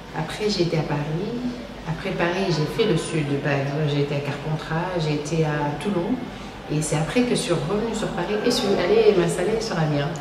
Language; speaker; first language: French; non-native, local second language; Wolof